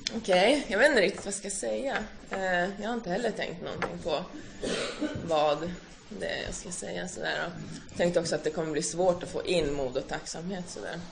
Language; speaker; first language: Swedish; early bilingual, other home language; Finnish